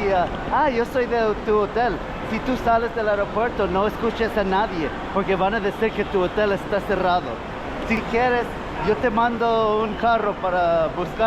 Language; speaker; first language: Spanish; non-native, fluent; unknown